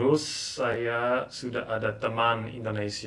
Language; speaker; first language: Indonesian; non-native, learner; English